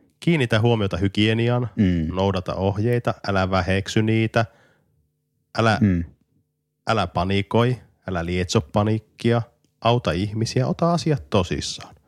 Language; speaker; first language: Finnish; native; Finnish